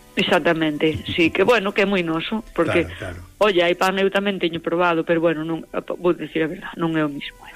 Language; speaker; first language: Galician; native; Galician